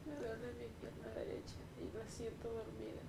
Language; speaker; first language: Spanish; native; Spanish